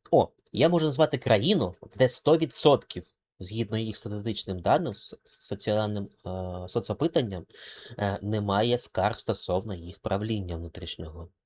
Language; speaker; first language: Ukrainian; non-native, local second language; Russian